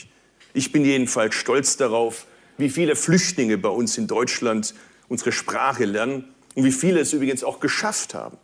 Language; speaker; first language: German; early bilingual, other home language; Turkish